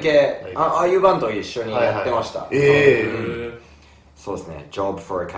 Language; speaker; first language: Japanese; non-native, fluent; English